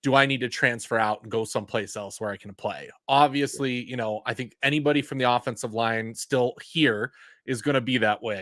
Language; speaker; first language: English; native; English